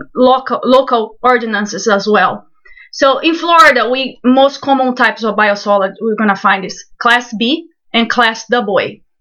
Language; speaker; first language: English; non-native, fluent; Portuguese